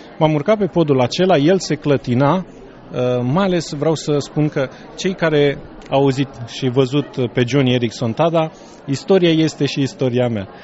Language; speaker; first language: Romanian; native; Romanian